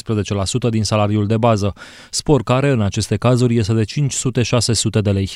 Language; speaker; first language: Romanian; native; Romanian